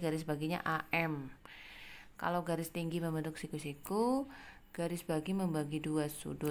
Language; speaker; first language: Indonesian; native; Indonesian